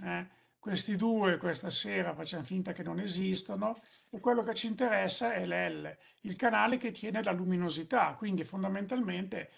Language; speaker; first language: Italian; native; Italian